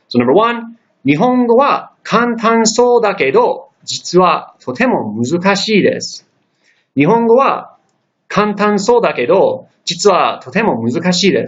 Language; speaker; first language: Japanese; non-native, fluent; English